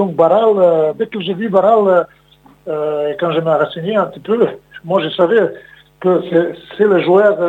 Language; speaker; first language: French; non-native, fluent; Serbian